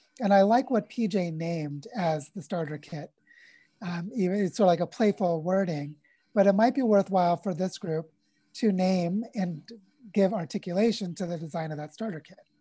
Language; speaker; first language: English; native; English